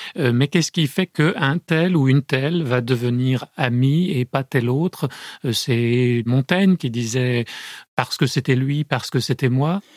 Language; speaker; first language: French; native; French